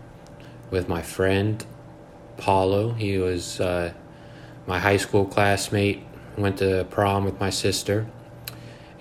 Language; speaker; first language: English; native; English